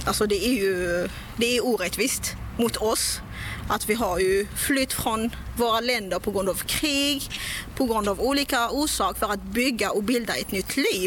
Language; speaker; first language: Swedish; non-native, fluent; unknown